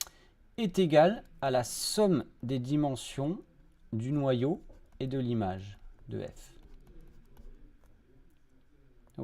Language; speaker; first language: French; native; French